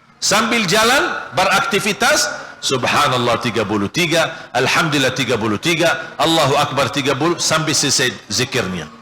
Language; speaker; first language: Malay; non-native, fluent; Arabic